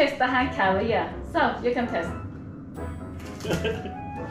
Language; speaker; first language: English; non-native, learner; Swedish